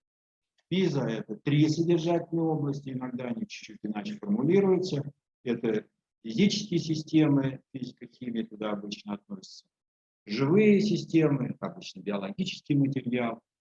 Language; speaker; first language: Russian; native; Russian